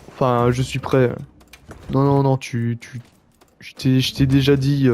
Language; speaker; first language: French; native; French